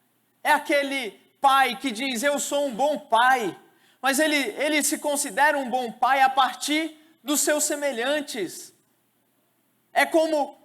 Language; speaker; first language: Portuguese; native; Portuguese